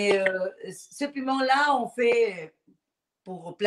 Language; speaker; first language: French; non-native, fluent; Spanish